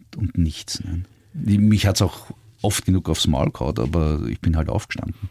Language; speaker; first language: German; native; German